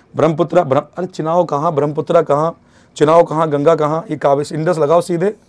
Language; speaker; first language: Hindi; native; Hindi